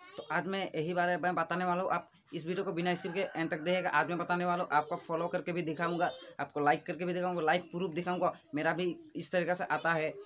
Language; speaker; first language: Hindi; non-native, local second language; Odia